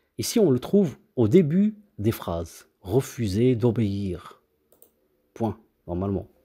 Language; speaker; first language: French; non-native, local second language; Arabic